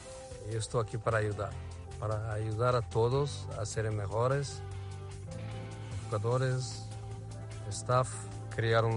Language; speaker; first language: Spanish; non-native, fluent; Portuguese